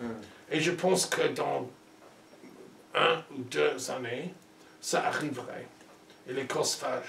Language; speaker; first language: French; non-native, learner; English